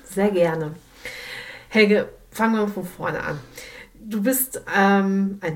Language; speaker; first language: German; native; German